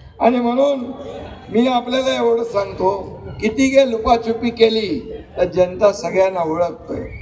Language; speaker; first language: Marathi; native; Marathi